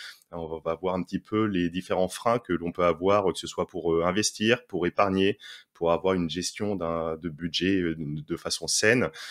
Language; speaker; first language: French; native; French